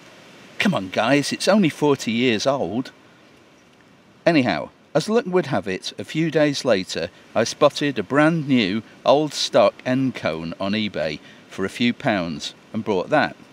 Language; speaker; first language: English; native; English